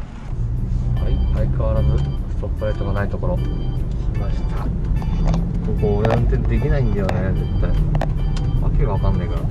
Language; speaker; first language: Japanese; native; Japanese